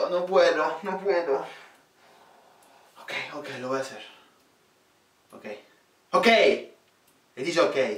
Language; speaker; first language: Spanish; non-native, fluent; Italian